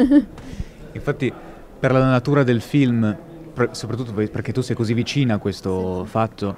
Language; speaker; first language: Italian; native; Italian